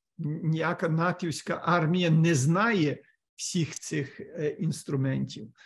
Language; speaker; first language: Ukrainian; early bilingual, heritage; Ukrainian